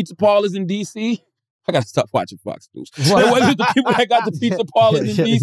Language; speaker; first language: English; native; English